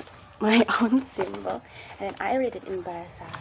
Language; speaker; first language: English; non-native, learner; Indonesian